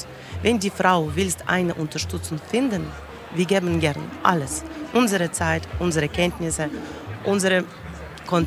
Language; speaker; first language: German; non-native, learner; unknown